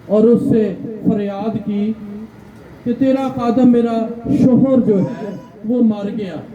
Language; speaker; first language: Urdu; non-native, local second language; Punjabi